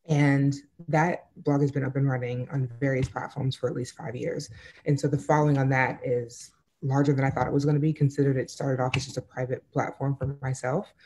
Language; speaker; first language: English; native; English